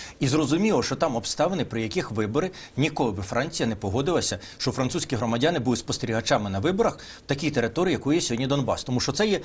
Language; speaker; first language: Ukrainian; native; Ukrainian